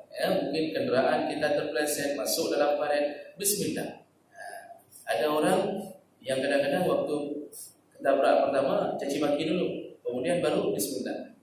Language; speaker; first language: Malay; non-native, local second language; Achinese